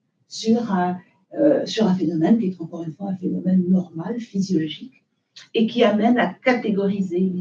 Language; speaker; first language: French; native; French